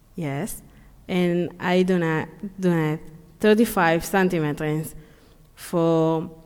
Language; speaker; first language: English; non-native, learner; Hebrew